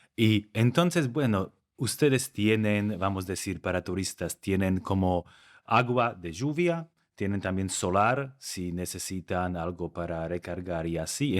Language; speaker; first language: Spanish; non-native, fluent; Slovak